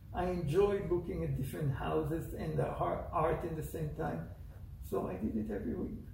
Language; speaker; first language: English; non-native, fluent; Hebrew